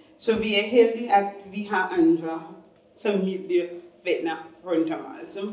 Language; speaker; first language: Danish; non-native, fluent; English